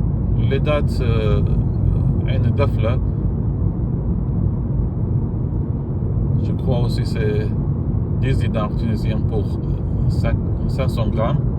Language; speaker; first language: French; non-native, fluent; Arabic